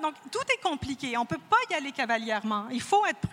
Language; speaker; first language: French; native; French